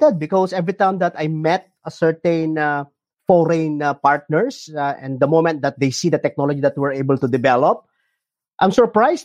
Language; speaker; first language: English; non-native, local second language; Iloko